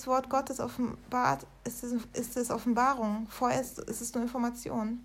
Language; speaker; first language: German; native; German